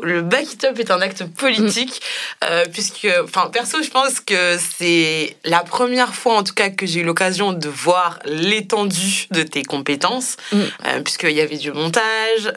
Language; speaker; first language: French; native; French